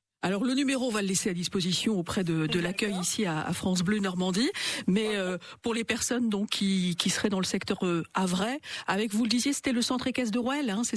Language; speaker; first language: French; native; French